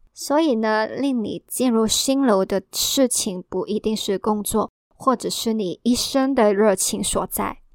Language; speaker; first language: Chinese; non-native, local second language; Cantonese